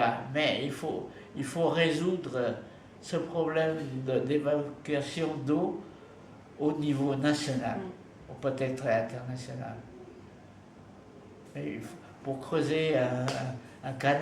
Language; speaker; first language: French; non-native, fluent; Vietnamese